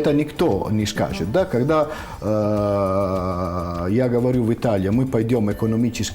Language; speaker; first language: Russian; non-native, fluent; Italian